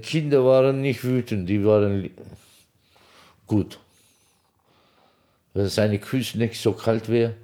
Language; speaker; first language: German; non-native, learner; Turkish